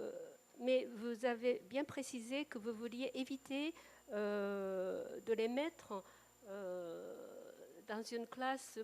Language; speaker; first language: French; non-native, fluent; Japanese